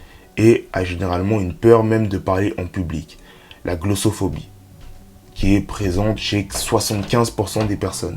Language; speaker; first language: French; native; French